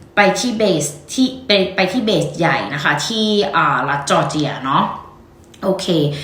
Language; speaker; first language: Thai; native; Thai